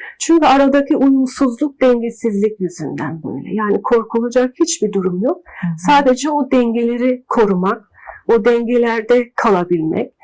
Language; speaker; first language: Turkish; early bilingual, heritage; Turkish